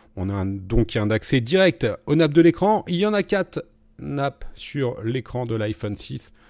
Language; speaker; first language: French; native; French